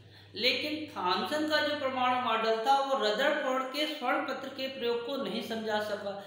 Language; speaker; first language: Hindi; native; Hindi